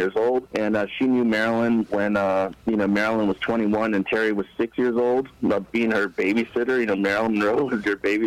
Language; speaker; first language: English; native; English